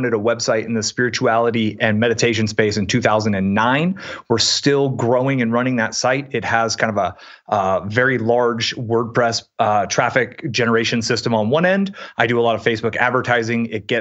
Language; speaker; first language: English; native; English